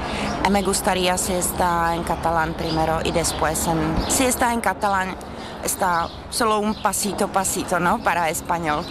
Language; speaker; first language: Spanish; non-native, fluent; Czech